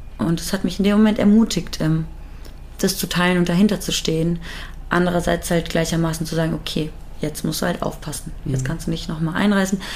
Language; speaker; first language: German; early bilingual, other home language; Persian